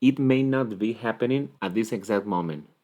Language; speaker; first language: English; non-native, fluent; Spanish